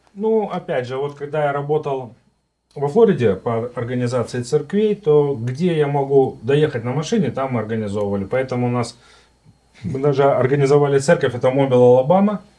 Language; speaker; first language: Russian; native; Russian